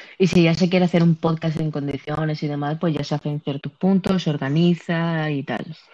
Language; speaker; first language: Spanish; native; Spanish